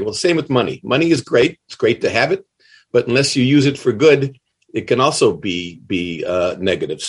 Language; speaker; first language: English; native; English